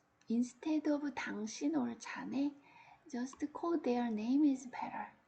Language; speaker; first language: English; non-native, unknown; Korean